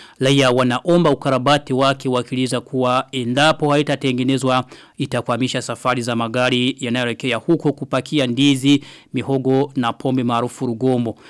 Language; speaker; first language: Swahili; non-native, local second language; Rundi